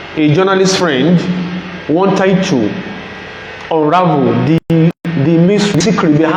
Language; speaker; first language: English; non-native, local second language; Yoruba